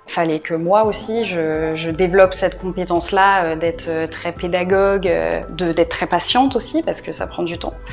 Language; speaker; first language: French; native; French